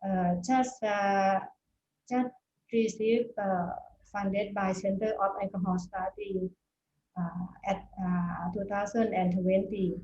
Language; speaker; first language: English; non-native, fluent; Thai